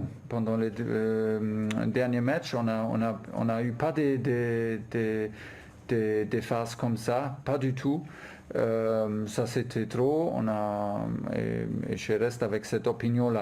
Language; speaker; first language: French; non-native, fluent; German